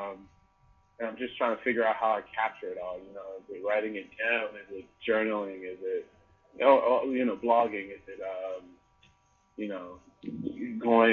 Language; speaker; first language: English; native; English